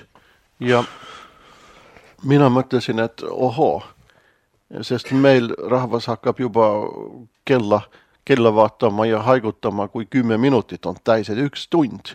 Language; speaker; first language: Estonian; non-native, fluent; Swedish